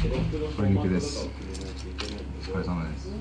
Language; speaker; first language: Japanese; non-native, fluent; English